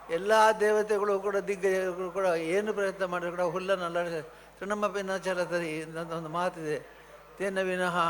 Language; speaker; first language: Kannada; non-native, local second language; Tulu